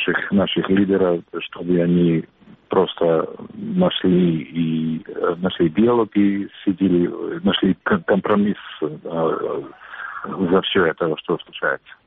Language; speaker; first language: Russian; non-native, learner; Macedonian